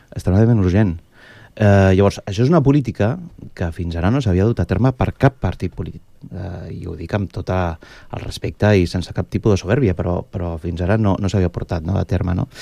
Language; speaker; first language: Catalan; non-native, local second language; Spanish